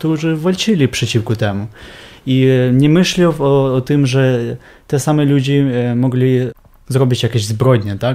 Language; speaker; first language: Polish; non-native, fluent; Ukrainian